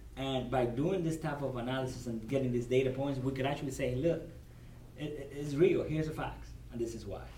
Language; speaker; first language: English; non-native, fluent; Spanish